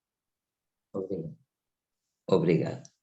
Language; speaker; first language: Portuguese; non-native, fluent; Spanish